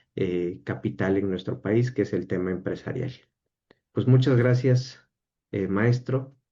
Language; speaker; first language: Spanish; native; Spanish